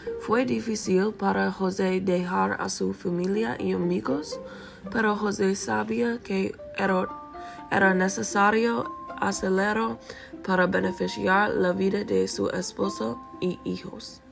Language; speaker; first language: Spanish; non-native, learner; English